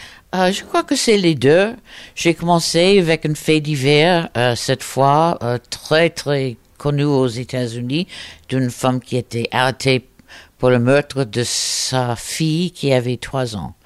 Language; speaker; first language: French; non-native, fluent; English